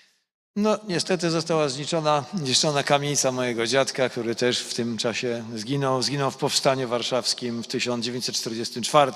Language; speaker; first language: Polish; native; Polish